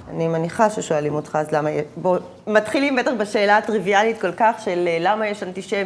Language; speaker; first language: Hebrew; native; Hebrew